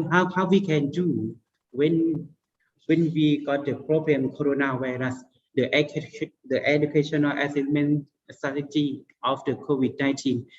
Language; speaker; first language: English; non-native, learner; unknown